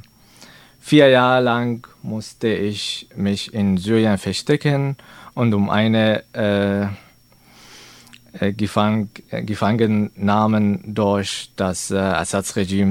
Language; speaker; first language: German; non-native, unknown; Arabic